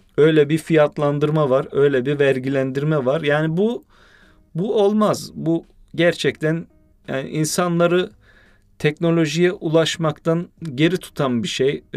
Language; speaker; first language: Turkish; early bilingual, heritage; Turkish